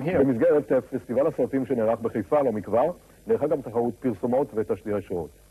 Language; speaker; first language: Hebrew; native; Hebrew